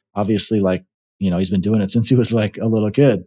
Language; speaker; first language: English; native; English